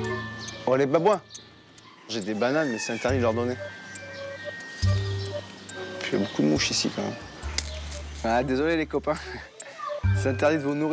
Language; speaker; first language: French; native; French